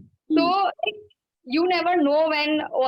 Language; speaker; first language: English; non-native, local second language; Gujarati